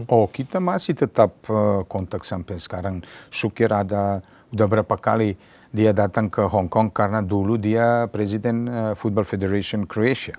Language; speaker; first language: Indonesian; non-native, fluent; Serbian